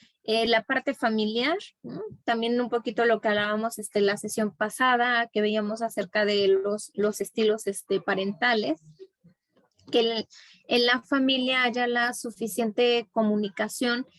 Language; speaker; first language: Spanish; native; Spanish